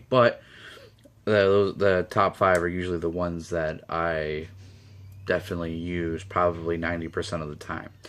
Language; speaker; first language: English; native; English